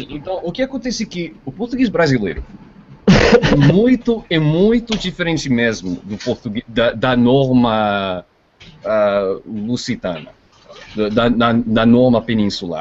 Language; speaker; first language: Portuguese; non-native, fluent; English